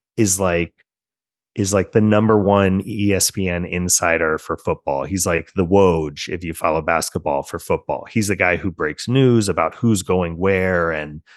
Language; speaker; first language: English; native; English